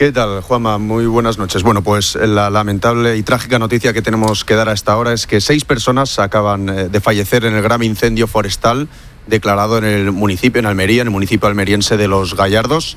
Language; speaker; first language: Spanish; native; Spanish